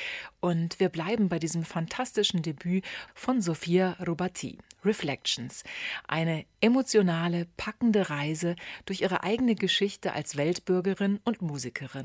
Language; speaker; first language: German; native; German